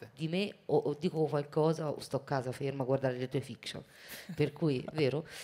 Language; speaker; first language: Italian; native; Italian